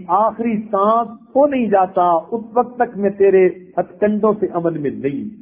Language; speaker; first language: Urdu; native; Urdu